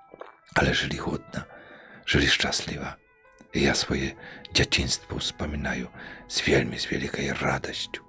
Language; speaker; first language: Polish; non-native, local second language; Belarusian